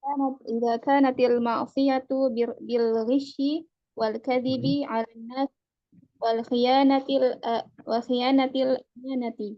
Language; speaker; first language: Arabic; non-native, learner; Indonesian